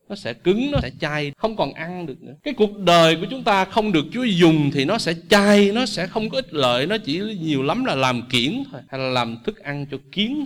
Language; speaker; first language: Vietnamese; native; Vietnamese